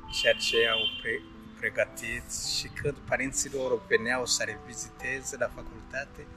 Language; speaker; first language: Romanian; non-native, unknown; Rundi